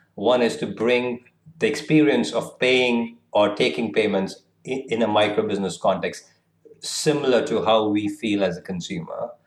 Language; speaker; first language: English; non-native, local second language; Hindi